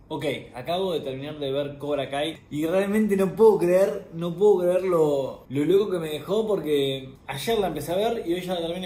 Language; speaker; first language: Spanish; native; Spanish